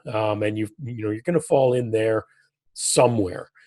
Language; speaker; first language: English; native; English